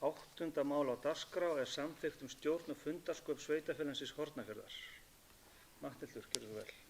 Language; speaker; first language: Icelandic; native; Icelandic